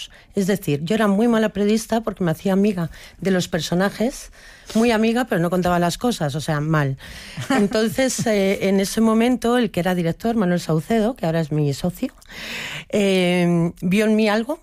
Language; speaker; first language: Spanish; native; Spanish